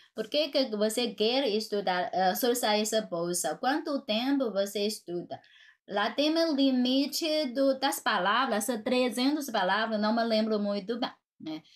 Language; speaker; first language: Portuguese; non-native, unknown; Chinese